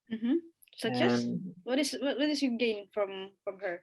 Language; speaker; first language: English; non-native, fluent; Indonesian